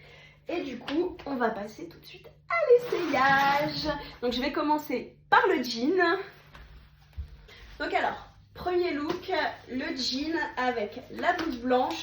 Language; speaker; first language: French; native; French